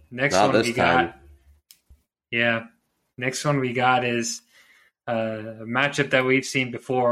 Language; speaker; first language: English; native; English